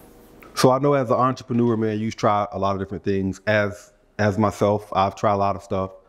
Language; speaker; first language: English; native; English